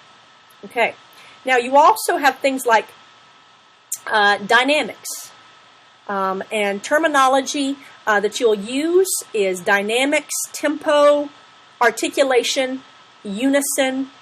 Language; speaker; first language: English; native; English